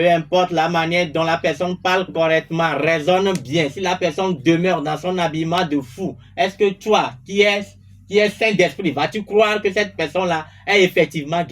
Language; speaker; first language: French; non-native, local second language; Ewe